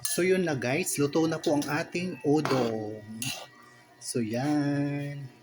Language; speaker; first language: Filipino; non-native, local second language; Cebuano